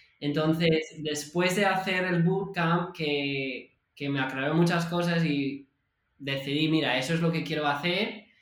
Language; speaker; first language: Spanish; non-native, fluent; English